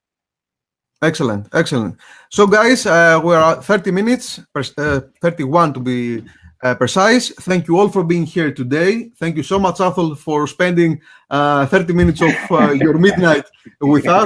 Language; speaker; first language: English; non-native, fluent; Greek